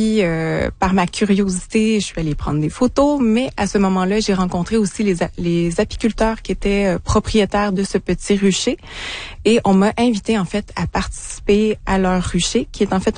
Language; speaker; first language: French; native; French